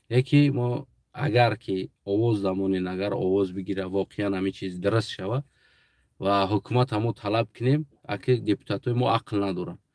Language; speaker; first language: Tajik; native; Tajik